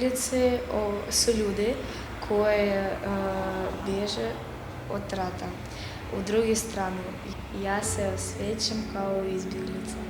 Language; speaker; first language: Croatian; non-native, learner; Ukrainian